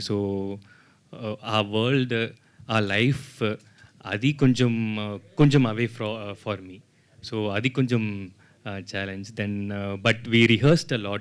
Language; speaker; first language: Telugu; non-native, learner; Tamil